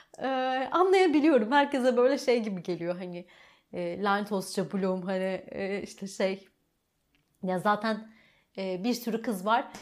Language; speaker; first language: Turkish; native; Turkish